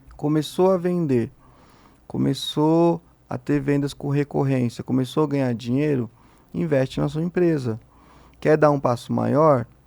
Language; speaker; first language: Portuguese; native; Portuguese